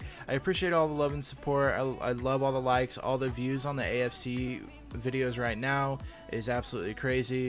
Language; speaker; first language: English; native; English